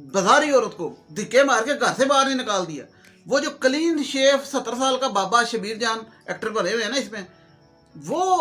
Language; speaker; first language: Urdu; non-native, local second language; Punjabi